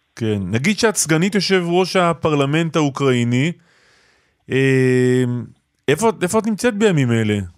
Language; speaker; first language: Hebrew; native; Hebrew